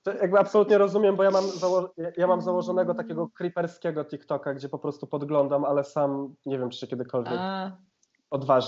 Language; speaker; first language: Polish; native; Polish